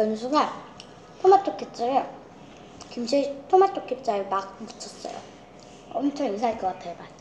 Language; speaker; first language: Korean; early bilingual, heritage; Korean